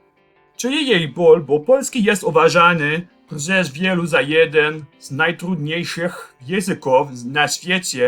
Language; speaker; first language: Polish; non-native, fluent; French